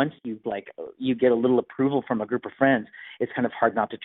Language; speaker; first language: English; native; English